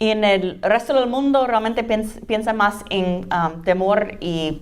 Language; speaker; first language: Spanish; non-native, fluent; English